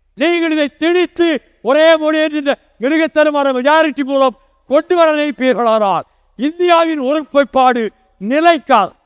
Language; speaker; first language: Tamil; native; Tamil